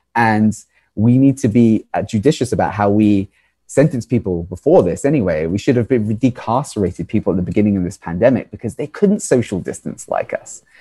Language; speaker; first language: English; native; English